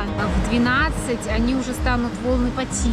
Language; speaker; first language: Russian; native; Russian